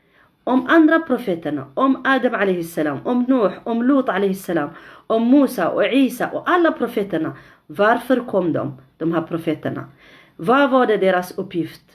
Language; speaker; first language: Swedish; non-native, fluent; Arabic